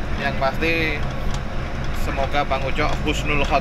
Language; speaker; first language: Indonesian; native; Indonesian